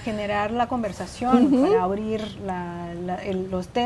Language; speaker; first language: Spanish; non-native, fluent; Chinese